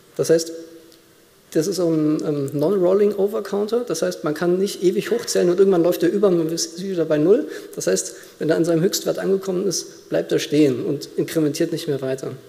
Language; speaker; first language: German; native; German